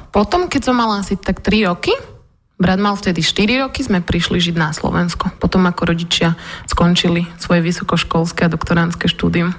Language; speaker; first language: Slovak; early bilingual, other home language; Russian